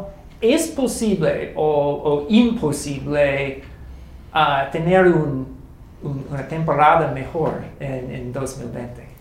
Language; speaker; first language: Spanish; non-native, fluent; English